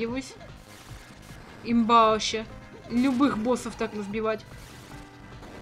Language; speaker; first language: Russian; native; Russian